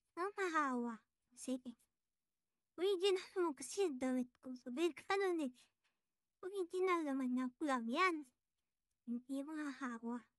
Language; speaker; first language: Filipino; native; Filipino